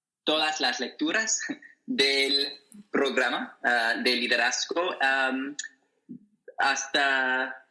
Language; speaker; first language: Spanish; non-native, learner; English